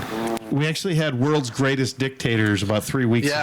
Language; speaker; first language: English; native; English